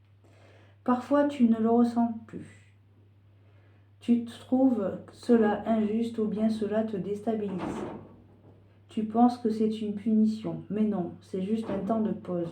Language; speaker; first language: French; native; French